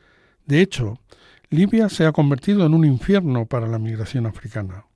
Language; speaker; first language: Spanish; native; Spanish